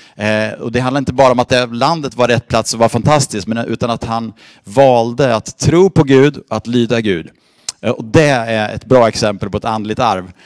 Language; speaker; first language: Swedish; native; Swedish